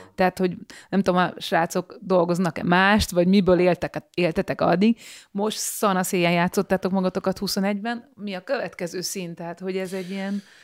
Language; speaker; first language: Hungarian; native; Hungarian